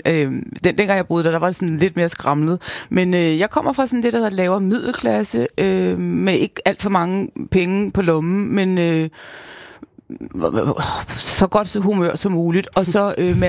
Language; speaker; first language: Danish; native; Danish